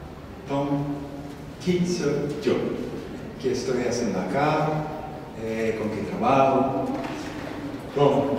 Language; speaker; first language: Spanish; non-native, learner; Portuguese